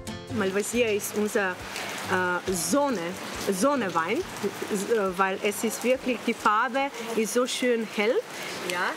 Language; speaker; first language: German; non-native, learner; Slovenian